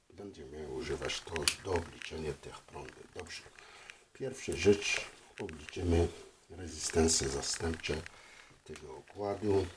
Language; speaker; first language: Polish; non-native, fluent; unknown